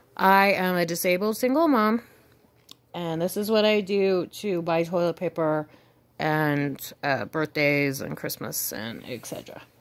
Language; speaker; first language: English; native; English